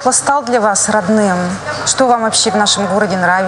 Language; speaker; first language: Russian; native; Russian